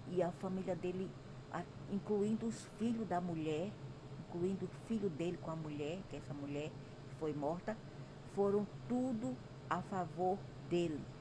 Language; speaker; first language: Portuguese; native; Portuguese